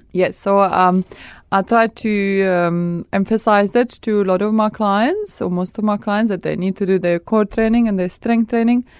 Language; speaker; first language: English; non-native, fluent; Czech